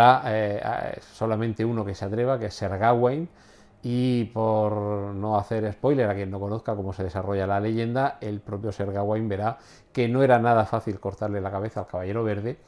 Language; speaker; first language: Spanish; native; Spanish